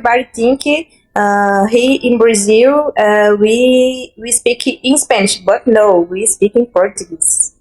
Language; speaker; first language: English; non-native, learner; Portuguese